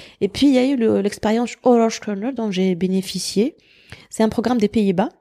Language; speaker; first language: French; non-native, local second language; Berber languages